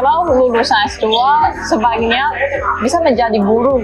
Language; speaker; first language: Indonesian; non-native, learner; Chinese